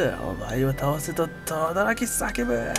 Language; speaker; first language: Japanese; native; Japanese